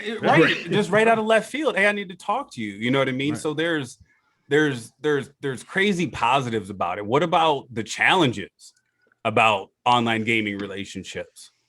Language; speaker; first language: English; native; English